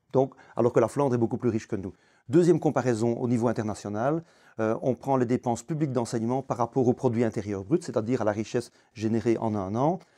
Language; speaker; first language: French; native; French